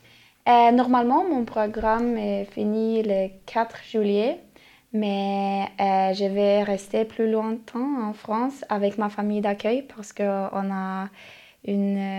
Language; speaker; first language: French; non-native, learner; Norwegian